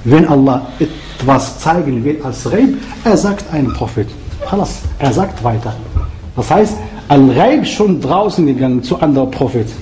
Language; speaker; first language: German; non-native, fluent; Arabic